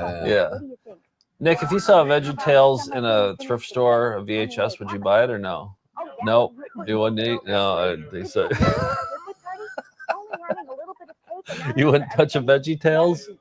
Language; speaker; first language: English; native; English